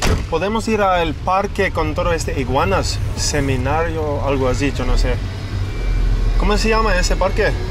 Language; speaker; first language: Spanish; non-native, learner; English